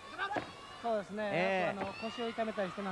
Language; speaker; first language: Japanese; native; Japanese